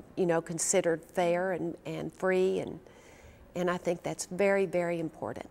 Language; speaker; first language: English; native; English